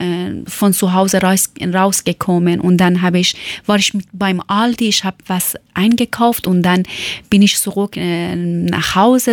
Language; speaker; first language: German; non-native, learner; Persian